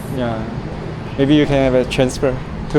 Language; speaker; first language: English; non-native, learner; Chinese